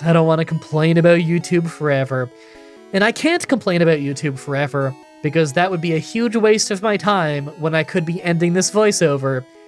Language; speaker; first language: English; native; English